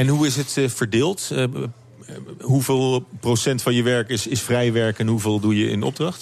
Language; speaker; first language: Dutch; native; Dutch